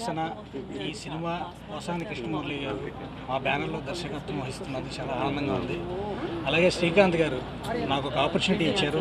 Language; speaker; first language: Telugu; native; Telugu